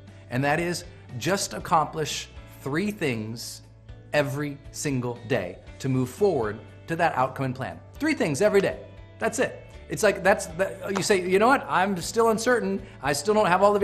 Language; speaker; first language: English; native; English